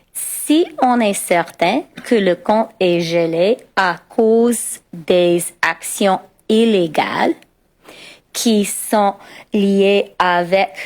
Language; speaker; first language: French; non-native, local second language; English